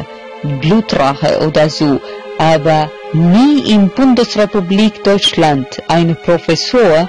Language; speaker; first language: German; non-native, fluent; Albanian